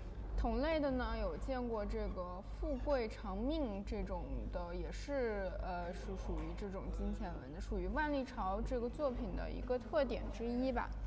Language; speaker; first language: Chinese; native; Chinese